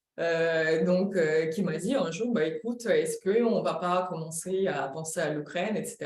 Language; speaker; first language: French; non-native, fluent; Ukrainian